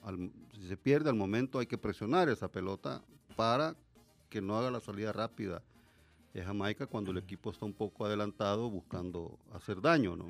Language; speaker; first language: Spanish; native; Spanish